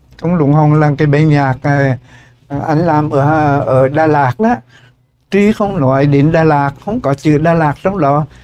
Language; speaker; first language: Vietnamese; native; Vietnamese